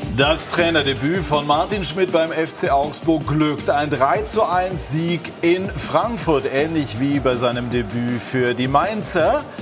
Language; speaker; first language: German; native; German